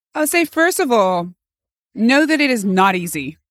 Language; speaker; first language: English; native; English